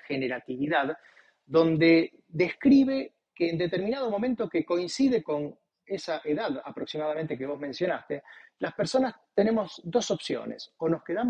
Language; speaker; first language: Spanish; native; Spanish